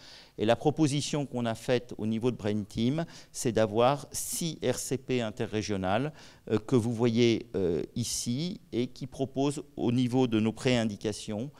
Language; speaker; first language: French; native; French